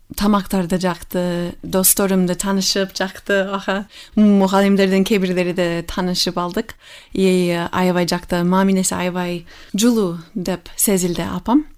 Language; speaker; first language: Kyrgyz; non-native, fluent; English